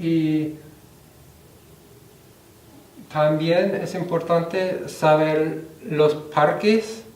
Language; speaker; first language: Spanish; non-native, fluent; English